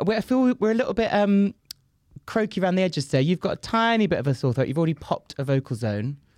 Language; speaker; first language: English; native; English